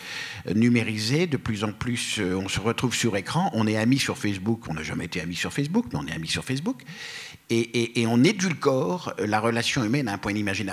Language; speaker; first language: French; native; French